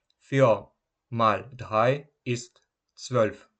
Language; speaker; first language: German; non-native, learner; Ukrainian